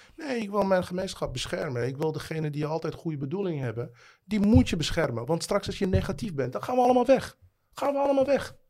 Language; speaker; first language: Dutch; non-native, fluent; Arabic